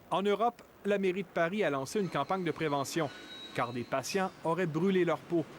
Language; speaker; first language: French; native; French